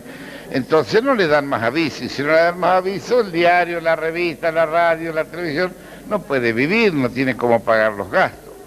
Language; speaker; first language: Spanish; native; Spanish